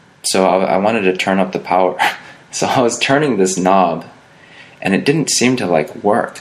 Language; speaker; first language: English; native; English